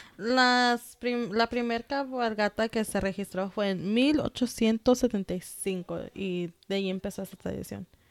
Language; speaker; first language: Spanish; early bilingual, heritage; Spanish